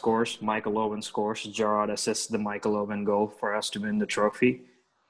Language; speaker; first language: English; non-native, local second language; Telugu